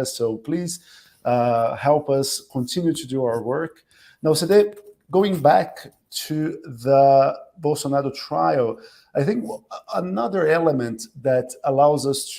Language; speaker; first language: English; non-native, fluent; Portuguese